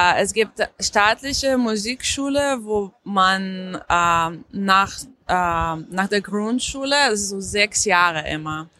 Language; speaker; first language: German; non-native, fluent; Slovenian